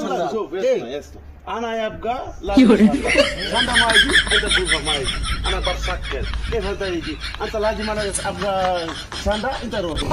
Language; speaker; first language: Arabic; non-native, learner; Bangla